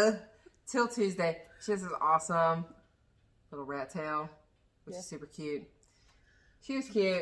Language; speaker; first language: English; native; English